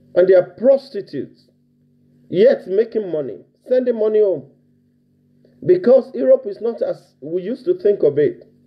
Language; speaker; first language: English; non-native, local second language; Yoruba